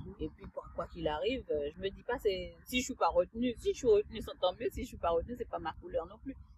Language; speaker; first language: French; early bilingual, other home language; Haitian Creole